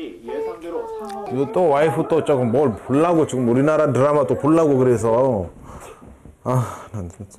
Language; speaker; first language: Korean; non-native, fluent; Amharic